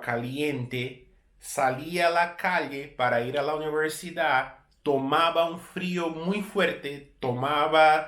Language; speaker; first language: Spanish; non-native, fluent; Portuguese